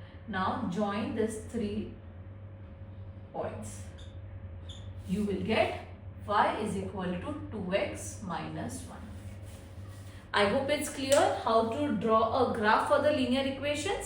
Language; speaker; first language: English; non-native, local second language; Hindi